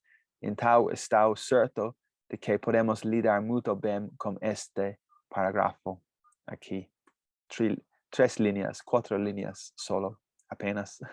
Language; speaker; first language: Portuguese; non-native, fluent; English